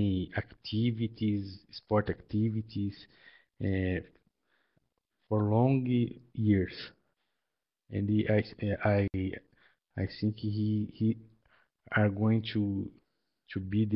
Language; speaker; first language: English; non-native, learner; Portuguese